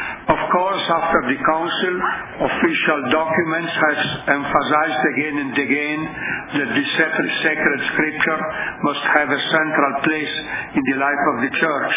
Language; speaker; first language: English; non-native, fluent; Italian